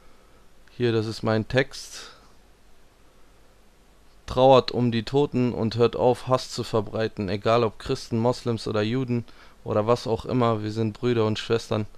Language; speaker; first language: German; native; German